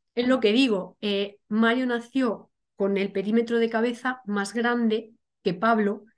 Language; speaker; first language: Spanish; native; Spanish